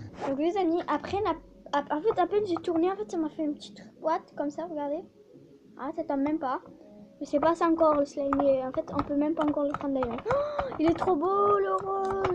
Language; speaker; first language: French; native; French